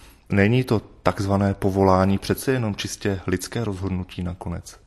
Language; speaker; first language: Czech; native; Czech